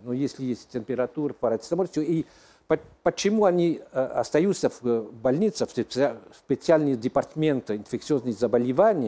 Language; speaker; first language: Russian; non-native, learner; French